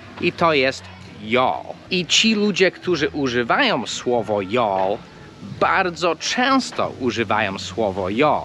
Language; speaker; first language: Polish; non-native, fluent; English